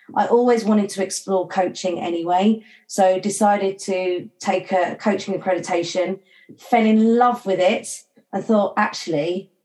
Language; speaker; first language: English; native; English